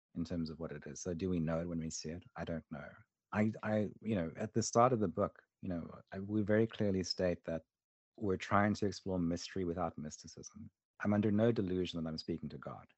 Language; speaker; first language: English; native; English